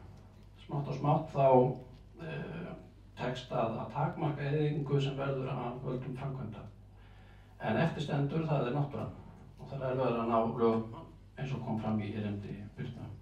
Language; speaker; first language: Icelandic; native; Icelandic